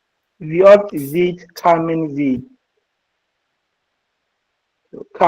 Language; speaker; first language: German; non-native, learner; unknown